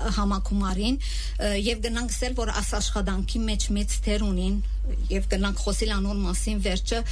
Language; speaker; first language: Armenian; native; Armenian